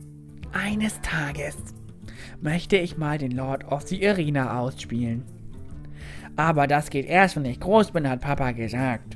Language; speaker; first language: German; native; German